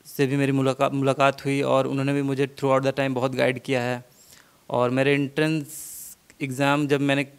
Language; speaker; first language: Hindi; native; Hindi